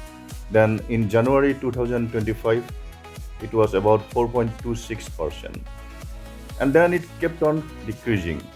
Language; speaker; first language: English; non-native, local second language; Assamese